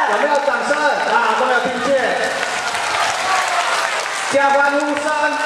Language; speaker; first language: Chinese; native; Chinese